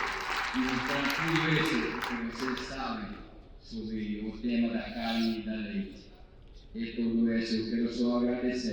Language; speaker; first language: Portuguese; non-native, learner; Spanish